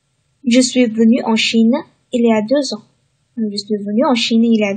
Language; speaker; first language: French; non-native, fluent; Chinese